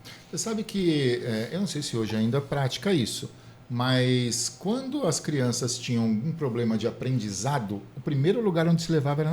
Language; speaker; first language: Portuguese; native; Portuguese